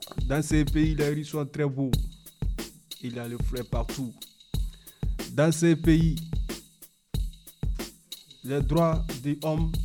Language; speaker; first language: French; non-native, learner; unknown